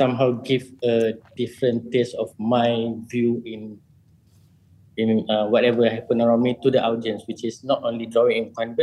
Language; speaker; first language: English; non-native, local second language; Malay